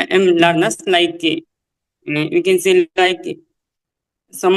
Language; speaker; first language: English; non-native, learner; Hindi